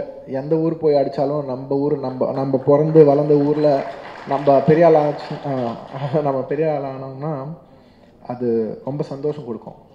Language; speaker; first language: Tamil; non-native, local second language; Telugu